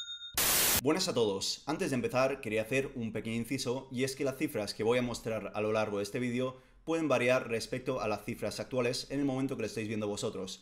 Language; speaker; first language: Spanish; native; Spanish